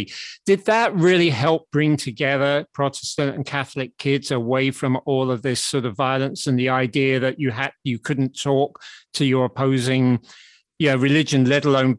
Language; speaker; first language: English; native; English